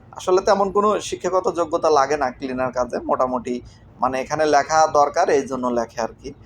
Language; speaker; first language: Bangla; native; Bangla